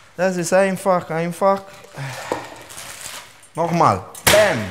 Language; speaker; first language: German; non-native, learner; Italian